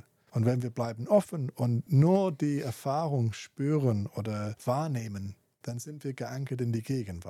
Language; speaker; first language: German; non-native, fluent; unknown